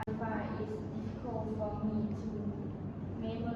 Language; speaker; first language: English; non-native, learner; Lao